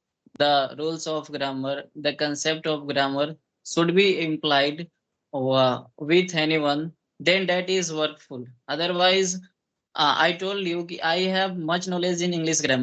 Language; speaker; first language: English; non-native, local second language; Hindi